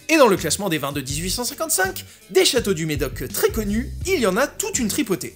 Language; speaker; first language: French; native; French